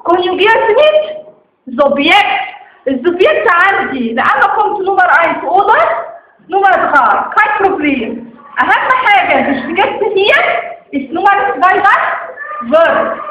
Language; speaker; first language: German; non-native, learner; Arabic